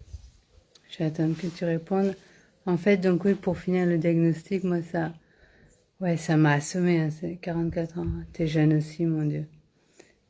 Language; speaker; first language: French; native; French